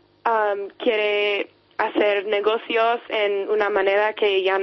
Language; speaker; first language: Spanish; non-native, fluent; English